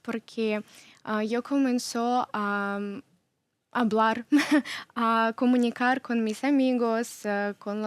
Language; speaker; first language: Spanish; non-native, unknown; Ukrainian